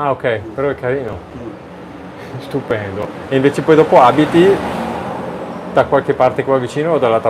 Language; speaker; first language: Italian; non-native, fluent; German